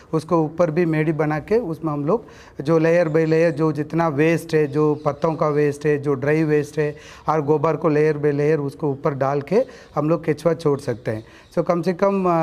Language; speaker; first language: Hindi; non-native, local second language; Kannada